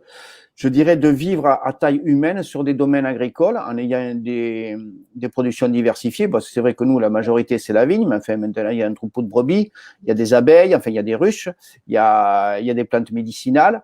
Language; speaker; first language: French; native; French